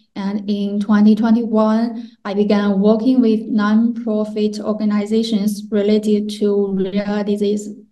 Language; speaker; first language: English; non-native, fluent; Chinese